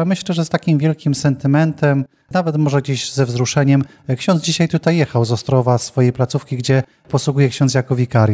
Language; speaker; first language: Polish; native; Polish